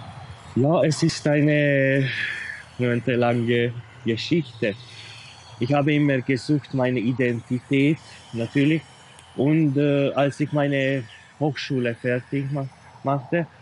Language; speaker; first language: German; non-native, fluent; Hungarian